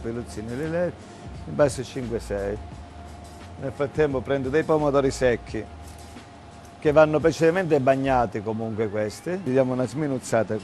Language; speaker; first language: Italian; native; Italian